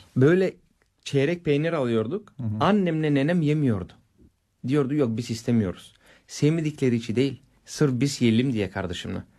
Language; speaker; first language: Turkish; non-native, fluent; Bulgarian